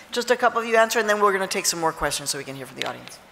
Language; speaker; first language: English; early bilingual, other home language; Spanish